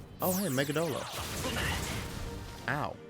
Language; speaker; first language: English; native; English